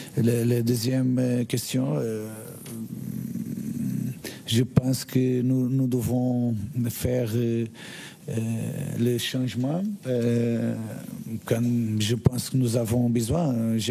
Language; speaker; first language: French; non-native, learner; Portuguese